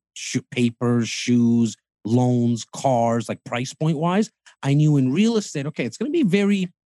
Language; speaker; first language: English; early bilingual, other home language; Hindi